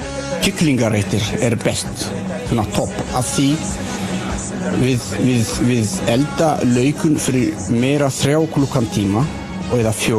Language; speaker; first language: Icelandic; non-native, learner; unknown